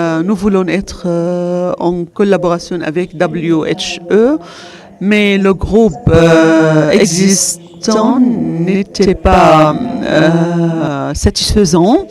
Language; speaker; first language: French; non-native, fluent; Arabic